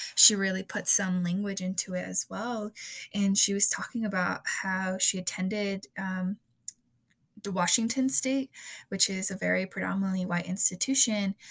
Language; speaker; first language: English; native; English